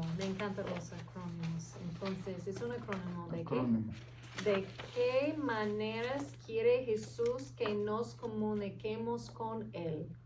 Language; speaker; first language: Spanish; non-native, fluent; English